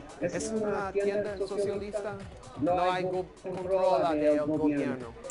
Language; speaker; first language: Spanish; non-native, learner; English